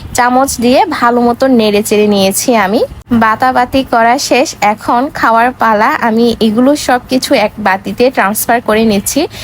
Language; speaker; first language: Bangla; non-native, local second language; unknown